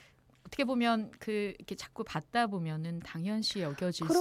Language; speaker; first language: Korean; native; Korean